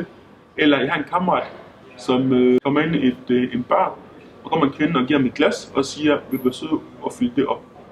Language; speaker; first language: Danish; early bilingual, other home language; Lingala